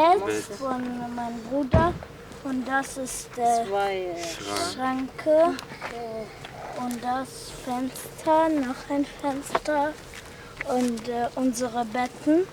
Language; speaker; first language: German; early bilingual, other home language; Arabic